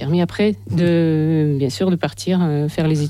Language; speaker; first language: French; non-native, fluent; Russian